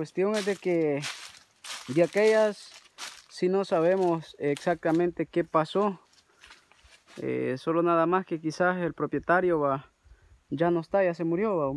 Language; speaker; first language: Spanish; native; Spanish